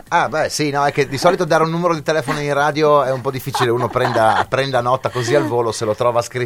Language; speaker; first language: Italian; native; Italian